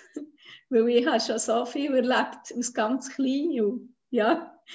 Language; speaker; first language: German; non-native, fluent; Swiss German